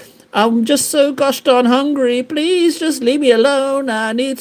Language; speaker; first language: English; native; English